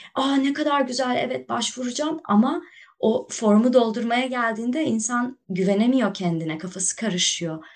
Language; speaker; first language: Turkish; native; Turkish